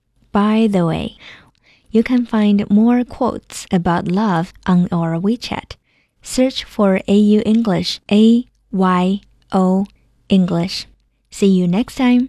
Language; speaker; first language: English; non-native, fluent; Chinese